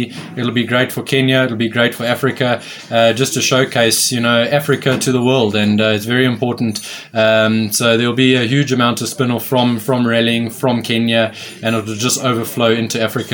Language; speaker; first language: English; native; English